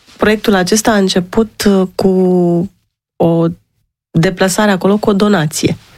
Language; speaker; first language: Romanian; native; Romanian